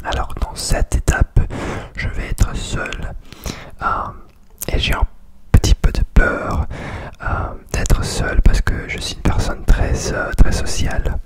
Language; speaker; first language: French; non-native, learner; English